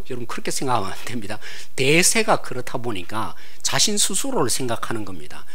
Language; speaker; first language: Korean; native; Korean